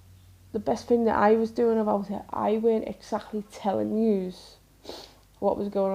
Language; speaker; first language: English; native; English